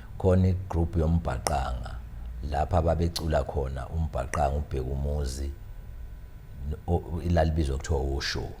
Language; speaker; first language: Zulu; native; Zulu